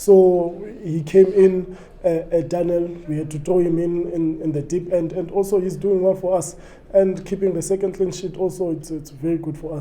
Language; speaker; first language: English; non-native, local second language; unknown